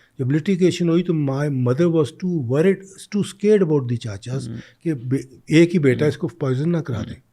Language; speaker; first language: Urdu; non-native, local second language; Punjabi